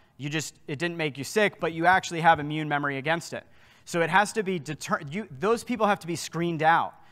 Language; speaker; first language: English; native; English